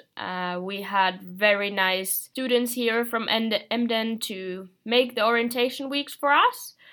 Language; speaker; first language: English; non-native, fluent; Finnish